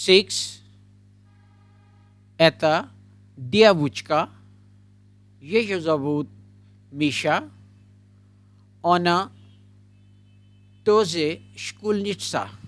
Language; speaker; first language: Russian; non-native, learner; Urdu